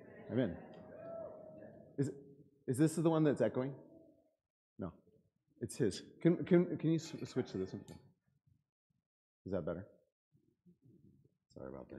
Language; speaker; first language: English; native; English